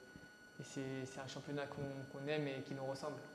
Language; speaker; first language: French; early bilingual, other home language; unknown